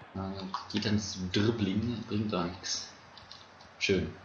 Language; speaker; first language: German; native; German